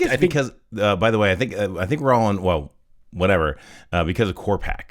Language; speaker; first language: English; native; English